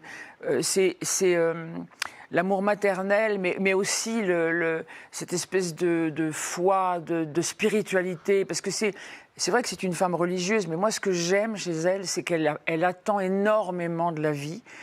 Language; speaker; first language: French; native; French